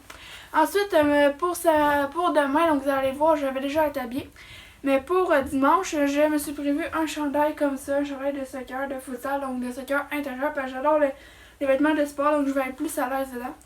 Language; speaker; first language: French; native; French